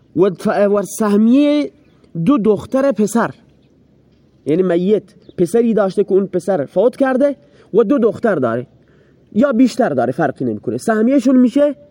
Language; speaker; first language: Persian; non-native, local second language; Baluchi